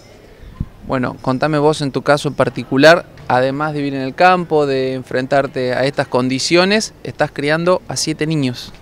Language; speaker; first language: Spanish; native; Spanish